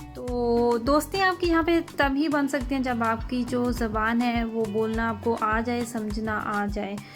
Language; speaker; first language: Urdu; native; Urdu